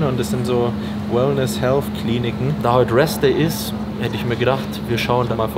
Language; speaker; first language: German; native; German